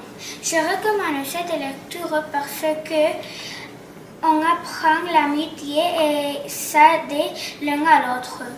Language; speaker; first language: French; non-native, learner; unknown